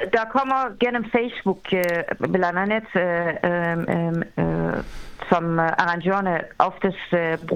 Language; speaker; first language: Danish; non-native, fluent; Persian